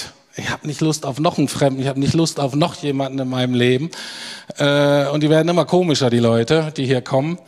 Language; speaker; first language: German; native; German